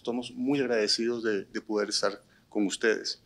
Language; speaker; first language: Spanish; native; Spanish